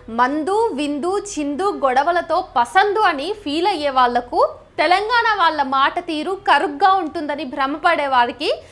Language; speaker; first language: Telugu; native; Telugu